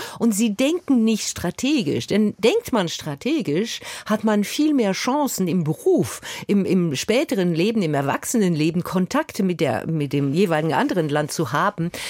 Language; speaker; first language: German; non-native, fluent; French